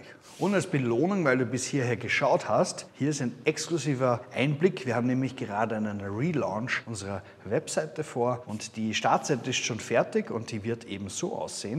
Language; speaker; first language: German; native; German